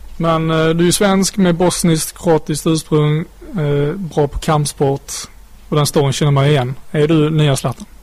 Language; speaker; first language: Swedish; native; Swedish